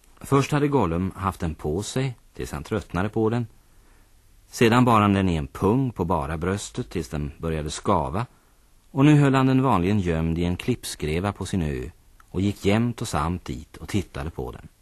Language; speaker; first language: Swedish; native; Swedish